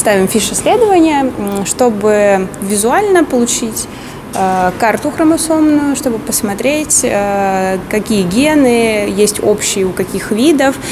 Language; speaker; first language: Russian; native; Russian